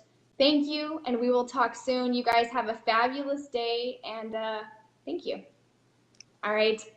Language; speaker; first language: English; native; English